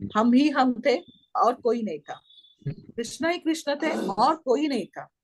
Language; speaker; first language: Hindi; non-native, local second language; Marathi